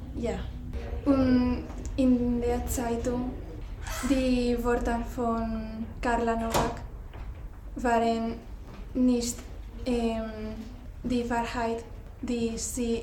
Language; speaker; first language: German; non-native, learner; Spanish